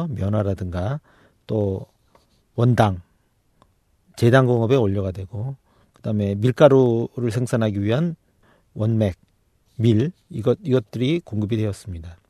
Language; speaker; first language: Korean; native; Korean